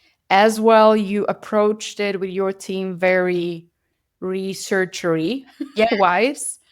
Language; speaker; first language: English; non-native, fluent; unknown